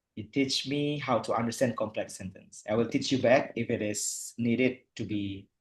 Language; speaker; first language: English; non-native, fluent; Indonesian